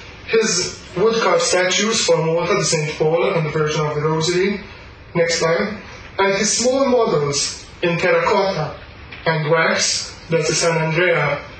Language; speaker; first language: English; non-native, local second language; Maltese